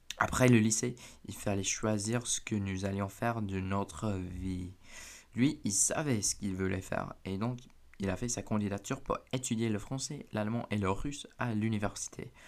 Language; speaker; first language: French; non-native, fluent; English